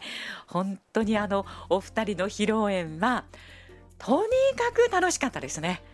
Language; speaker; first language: Japanese; native; Japanese